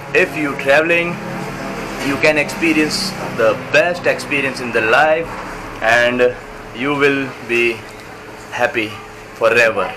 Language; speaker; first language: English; non-native, learner; Hindi